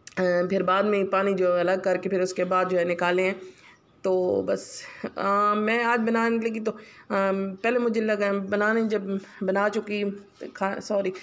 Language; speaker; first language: Urdu; non-native, local second language; Punjabi